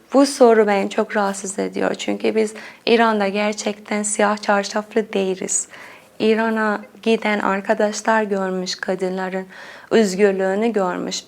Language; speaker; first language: Turkish; non-native, fluent; Persian